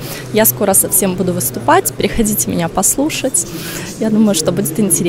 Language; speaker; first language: Russian; native; Russian